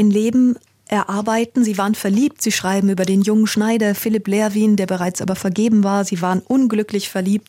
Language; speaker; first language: German; native; German